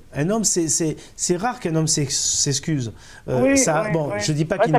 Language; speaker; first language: French; native; French